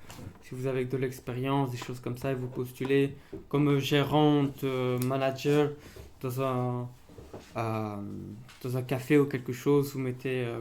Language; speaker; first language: French; non-native, local second language; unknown